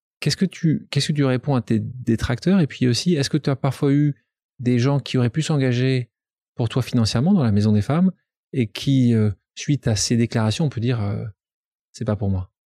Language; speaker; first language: French; native; French